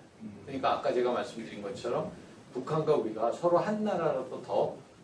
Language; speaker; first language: Korean; native; Korean